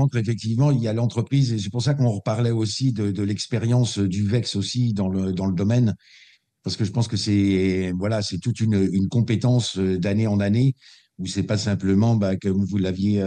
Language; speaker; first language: French; native; French